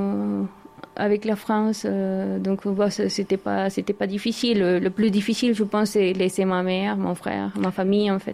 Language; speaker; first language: French; non-native, fluent; Spanish